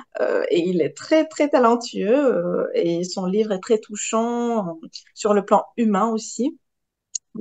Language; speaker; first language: French; non-native, local second language; Arabic